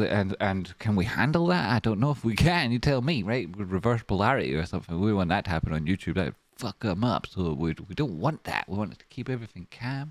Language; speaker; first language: English; native; English